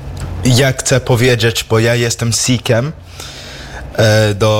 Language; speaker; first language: Polish; early bilingual, heritage; English